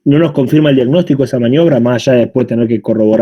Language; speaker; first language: Spanish; native; Spanish